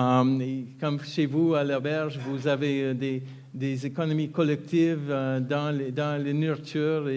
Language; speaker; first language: French; non-native, fluent; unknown